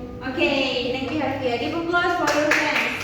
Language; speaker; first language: English; non-native, fluent; Indonesian